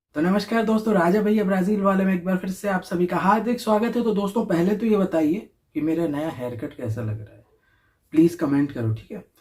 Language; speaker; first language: Hindi; native; Hindi